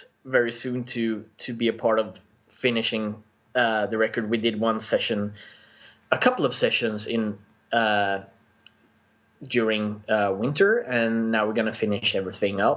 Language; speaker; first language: English; non-native, fluent; Swedish